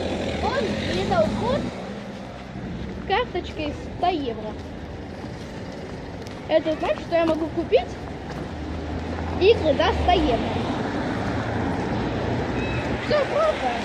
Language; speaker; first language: Russian; early bilingual, heritage; Russian